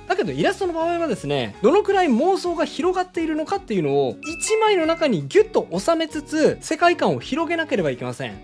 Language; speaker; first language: Japanese; native; Japanese